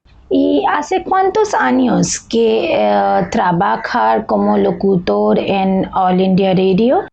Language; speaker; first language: Spanish; non-native, learner; Bangla